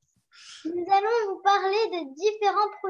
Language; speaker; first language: French; native; French